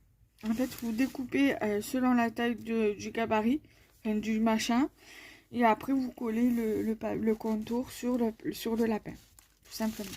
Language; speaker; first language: French; native; French